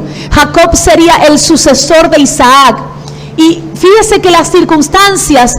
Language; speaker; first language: Spanish; native; Spanish